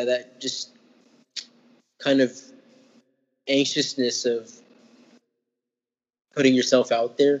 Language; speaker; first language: English; native; English